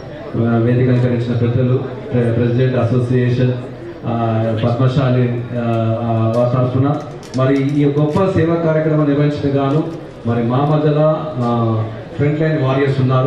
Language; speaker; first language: Telugu; native; Telugu